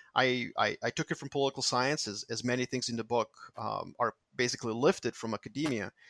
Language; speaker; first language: English; non-native, fluent; Serbian